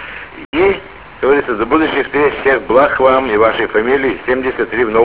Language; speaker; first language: Russian; native; Russian